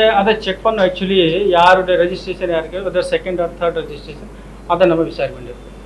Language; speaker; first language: Tamil; non-native, local second language; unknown